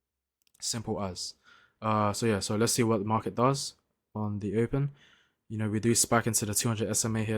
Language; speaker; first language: English; native; English